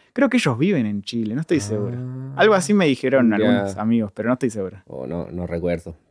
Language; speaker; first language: Spanish; native; Spanish